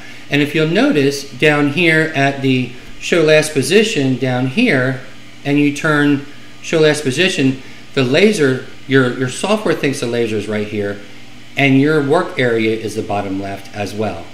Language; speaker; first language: English; native; English